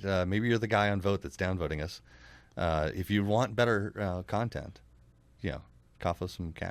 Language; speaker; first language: English; native; English